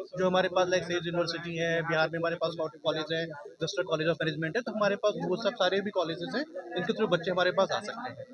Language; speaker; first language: Hindi; native; Hindi